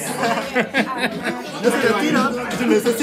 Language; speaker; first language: Spanish; non-native, learner; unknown